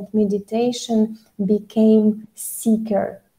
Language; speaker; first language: English; non-native, fluent; Ukrainian